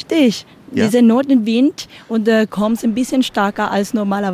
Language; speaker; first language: German; non-native, learner; Spanish